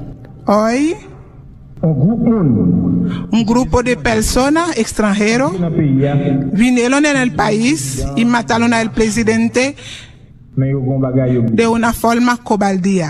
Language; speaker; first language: Spanish; non-native, learner; Haitian Creole